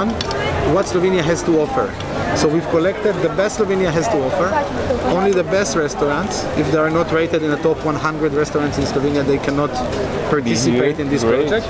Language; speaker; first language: English; non-native, fluent; Hebrew